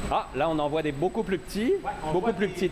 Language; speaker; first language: French; native; French